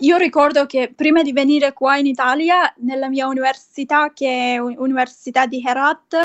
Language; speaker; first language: Italian; non-native, fluent; Persian